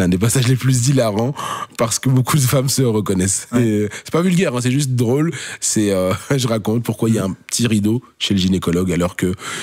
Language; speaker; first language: French; native; French